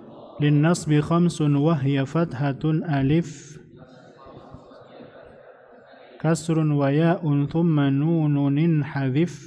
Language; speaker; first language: Arabic; non-native, fluent; Indonesian